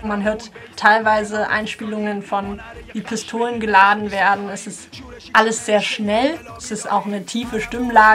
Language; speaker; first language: German; native; German